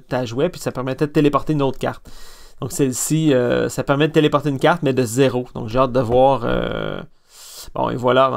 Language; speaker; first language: French; native; French